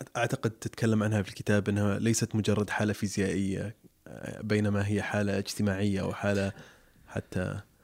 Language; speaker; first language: Arabic; native; Arabic